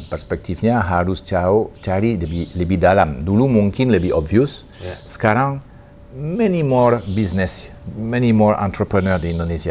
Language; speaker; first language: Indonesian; non-native, fluent; French